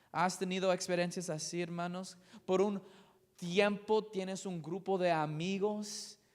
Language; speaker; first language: Spanish; non-native, learner; English